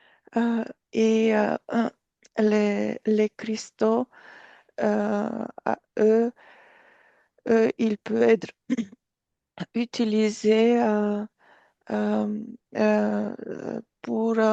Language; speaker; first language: French; non-native, fluent; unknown